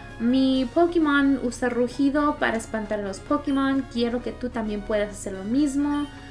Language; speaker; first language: Spanish; early bilingual, heritage; Spanish